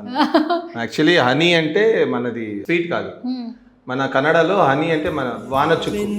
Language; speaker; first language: Telugu; non-native, local second language; Kannada